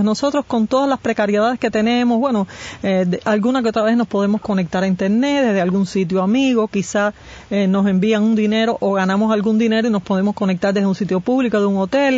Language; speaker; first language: Spanish; native; Spanish